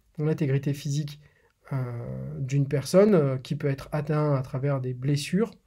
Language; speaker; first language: French; native; French